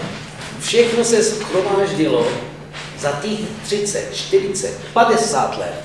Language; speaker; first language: Czech; non-native, fluent; Arabic